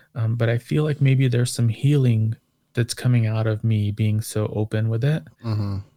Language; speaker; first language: English; native; English